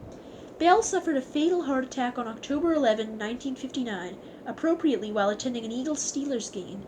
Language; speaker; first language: English; native; English